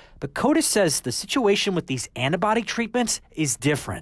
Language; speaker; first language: English; native; English